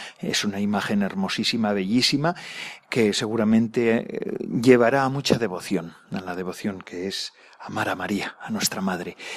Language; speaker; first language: Spanish; native; Spanish